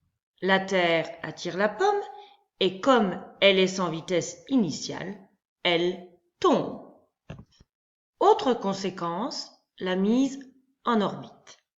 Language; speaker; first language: French; native; French